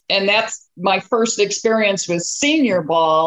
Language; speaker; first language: English; native; English